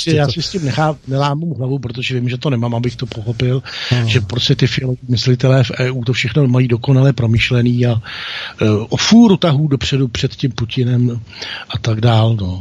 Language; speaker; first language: Czech; native; Czech